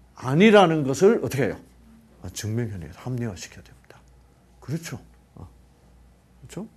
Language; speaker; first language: Korean; native; Korean